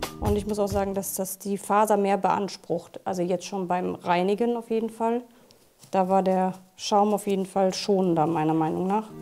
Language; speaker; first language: German; native; German